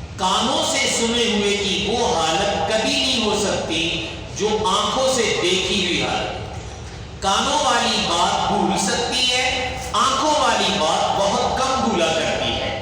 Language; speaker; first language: Urdu; non-native, local second language; Punjabi